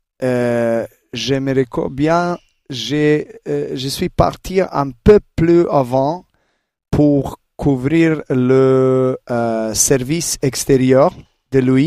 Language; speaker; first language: French; non-native, learner; Serbian